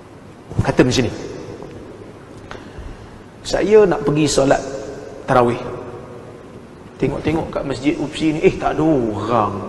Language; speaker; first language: Malay; native; Malay